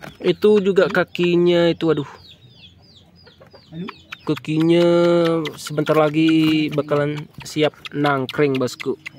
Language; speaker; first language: Indonesian; native; Indonesian